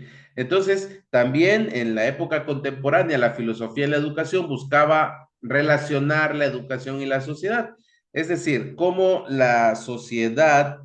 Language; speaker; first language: Spanish; native; Spanish